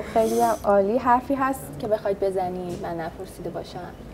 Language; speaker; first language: Persian; native; Persian